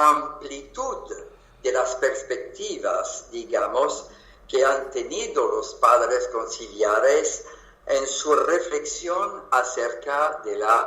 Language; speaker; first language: Spanish; non-native, fluent; French